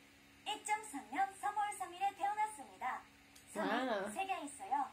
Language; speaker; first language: Korean; non-native, learner; Japanese